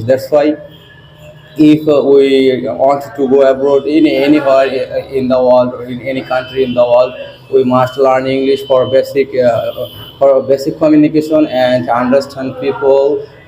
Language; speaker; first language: English; non-native, learner; Bangla